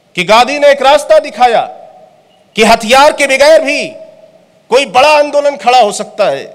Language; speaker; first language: Hindi; native; Hindi